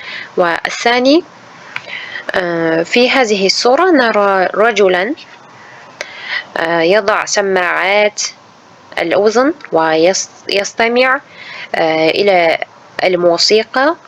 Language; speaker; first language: Arabic; non-native, fluent; Uzbek